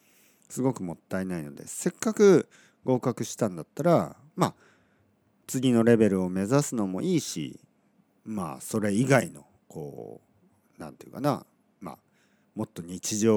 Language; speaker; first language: Japanese; native; Japanese